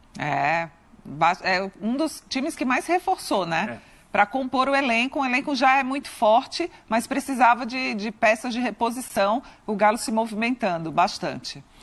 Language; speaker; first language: Portuguese; native; Portuguese